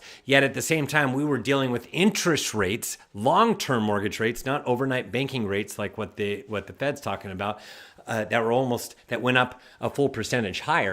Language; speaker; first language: English; native; English